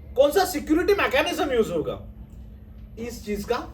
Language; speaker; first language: Hindi; non-native, local second language; Marathi